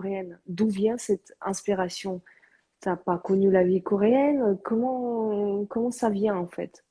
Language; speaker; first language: French; early bilingual, other home language; Korean